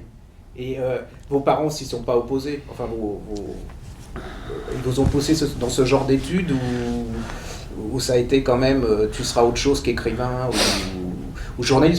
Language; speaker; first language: French; native; French